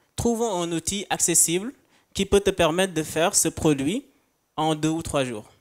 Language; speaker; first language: French; non-native, local second language; Wolof